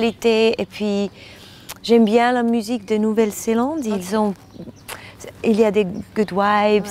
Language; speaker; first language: French; non-native, learner; German